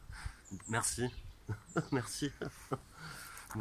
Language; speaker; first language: French; native; French